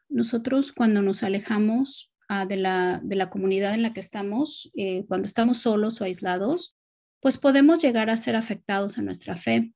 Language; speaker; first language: Spanish; native; Spanish